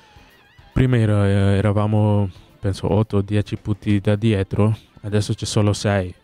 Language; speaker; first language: Italian; non-native, learner; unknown